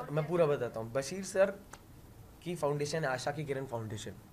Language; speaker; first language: Hindi; native; Hindi